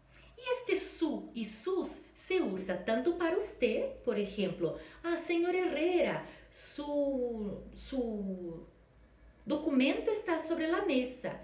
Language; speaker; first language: Spanish; non-native, fluent; Portuguese